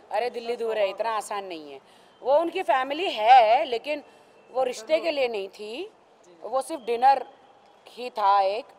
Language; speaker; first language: Hindi; native; Hindi